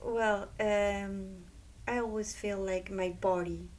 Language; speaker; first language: English; non-native, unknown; Spanish